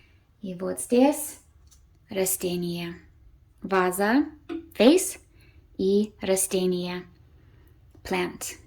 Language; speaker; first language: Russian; early bilingual, heritage; Russian